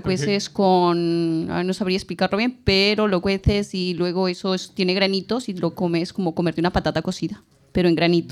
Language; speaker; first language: Spanish; native; Spanish